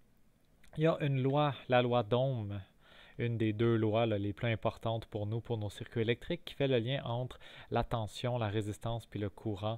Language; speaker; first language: French; native; French